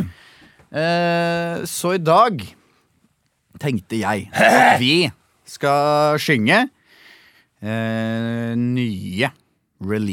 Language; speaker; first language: Norwegian; native; Norwegian